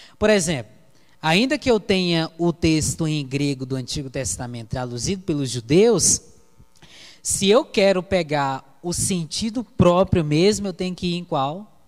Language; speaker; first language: Portuguese; native; Portuguese